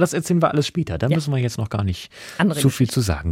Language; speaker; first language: German; native; German